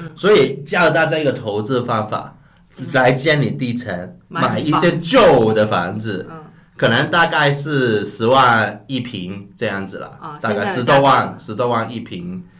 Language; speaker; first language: Chinese; non-native, local second language; Cantonese